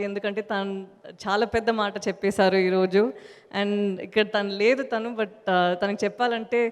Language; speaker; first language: Telugu; non-native, fluent; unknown